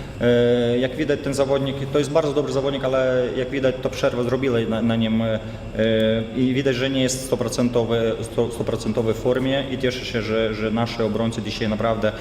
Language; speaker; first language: Polish; non-native, fluent; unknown